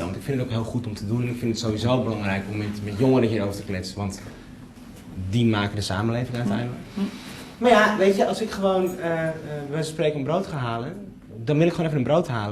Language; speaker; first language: Dutch; native; Dutch